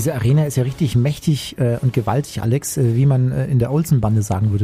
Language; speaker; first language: German; native; German